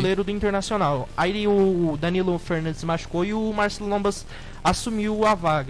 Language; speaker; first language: Portuguese; native; Portuguese